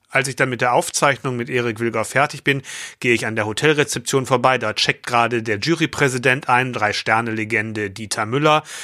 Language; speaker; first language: German; native; German